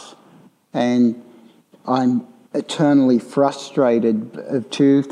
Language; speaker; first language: English; native; English